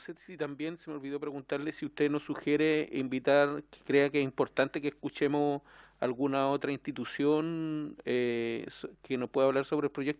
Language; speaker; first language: Spanish; native; Spanish